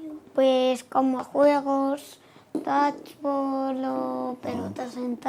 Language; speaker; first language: Spanish; native; Spanish